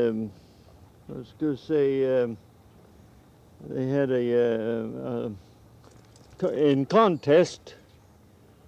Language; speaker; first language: Swedish; early bilingual, heritage; Swedish